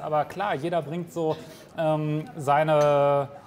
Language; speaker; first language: German; native; German